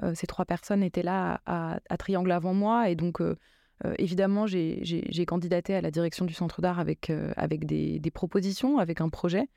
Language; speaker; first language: French; native; French